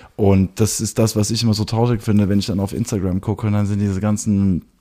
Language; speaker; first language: German; early bilingual, heritage; German